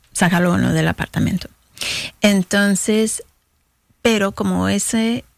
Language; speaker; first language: Spanish; early bilingual, heritage; Spanish